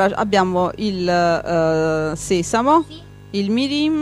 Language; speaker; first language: Italian; native; Italian